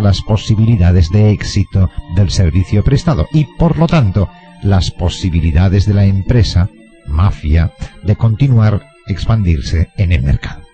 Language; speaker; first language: Spanish; native; Spanish